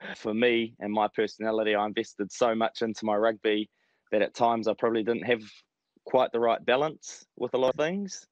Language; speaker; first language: English; native; English